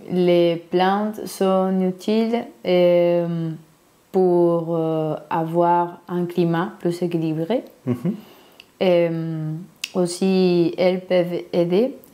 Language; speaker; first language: French; non-native, learner; Spanish